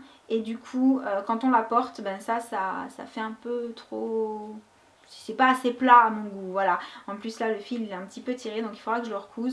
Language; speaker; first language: French; native; French